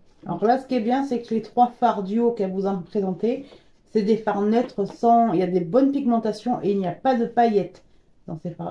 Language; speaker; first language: French; native; French